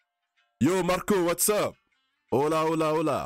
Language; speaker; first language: Spanish; non-native, learner; English